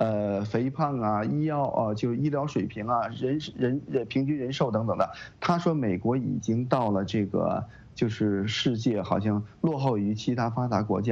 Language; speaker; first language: Chinese; native; Chinese